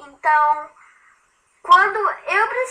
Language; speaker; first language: Portuguese; early bilingual, heritage; Portuguese